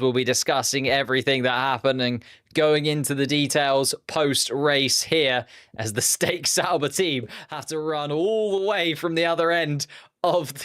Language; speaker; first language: English; native; English